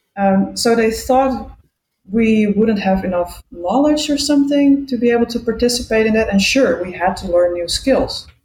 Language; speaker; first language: English; non-native, fluent; Dutch